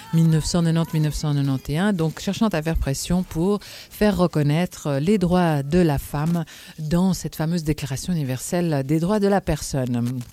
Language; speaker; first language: French; native; French